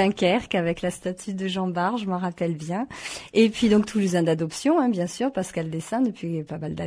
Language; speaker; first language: French; native; French